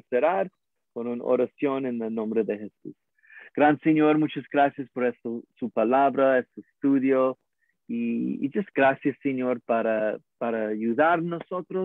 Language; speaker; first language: Spanish; non-native, learner; English